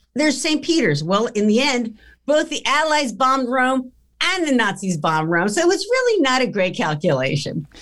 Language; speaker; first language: English; early bilingual, other home language; Italian